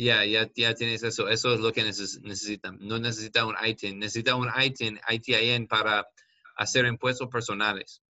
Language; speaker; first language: Spanish; non-native, learner; English